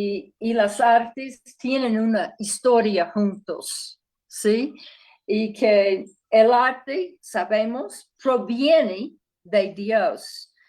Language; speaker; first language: Spanish; non-native, fluent; English